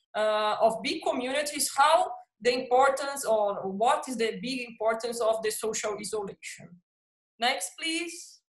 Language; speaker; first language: English; non-native, fluent; Portuguese